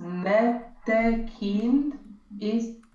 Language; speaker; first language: German; non-native, learner; Romanian